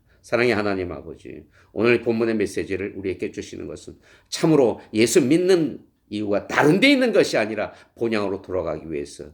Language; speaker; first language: Korean; native; Korean